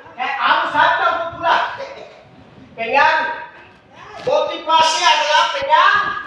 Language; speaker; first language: Indonesian; non-native, local second language; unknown